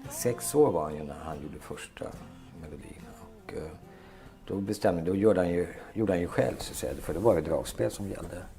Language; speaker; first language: Swedish; native; Swedish